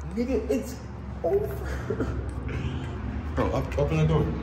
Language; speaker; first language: English; native; English